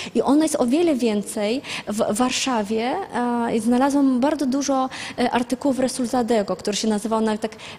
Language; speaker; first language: Polish; non-native, fluent; Azerbaijani